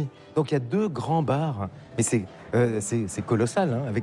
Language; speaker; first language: French; native; French